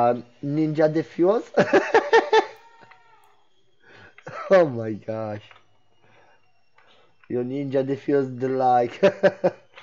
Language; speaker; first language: English; non-native, learner; Polish